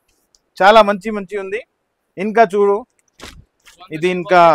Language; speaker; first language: Telugu; non-native, local second language; Urdu